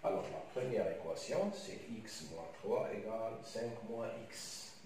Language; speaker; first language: French; non-native, local second language; Arabic